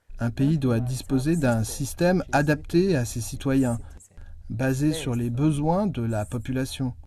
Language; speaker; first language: French; non-native, local second language; Kinyarwanda